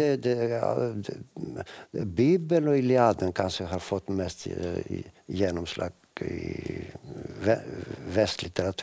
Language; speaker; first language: Swedish; non-native, fluent; Greek